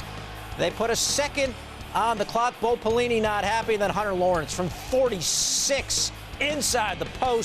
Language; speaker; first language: English; native; English